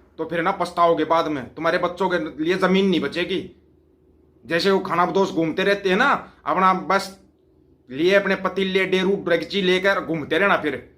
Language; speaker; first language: Hindi; non-native, local second language; Punjabi